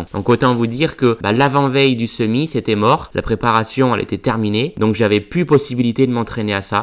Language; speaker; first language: French; native; French